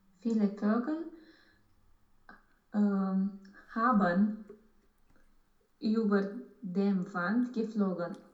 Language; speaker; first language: German; non-native, learner; Romanian